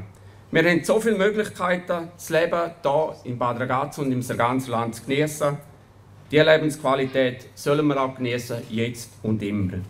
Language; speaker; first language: German; native; German